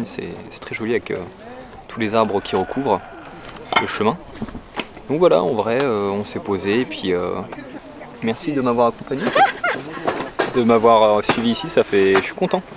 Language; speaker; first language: French; native; French